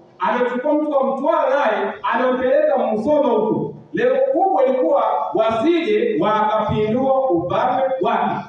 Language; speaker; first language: Swahili; non-native, local second language; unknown